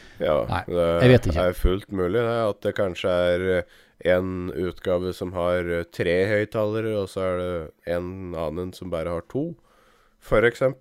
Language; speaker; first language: Norwegian; native; Norwegian